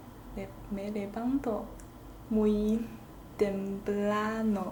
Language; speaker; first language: Spanish; non-native, learner; Chinese